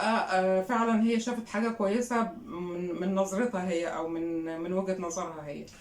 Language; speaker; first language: Arabic; native; Arabic